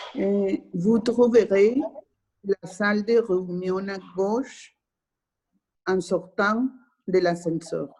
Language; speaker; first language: French; non-native, learner; Spanish